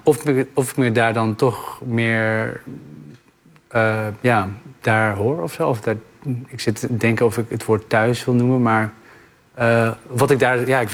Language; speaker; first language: Dutch; native; Dutch